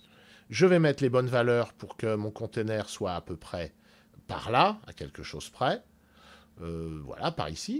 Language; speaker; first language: French; native; French